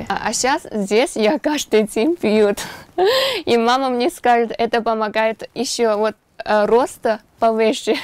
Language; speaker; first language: Russian; non-native, learner; Chinese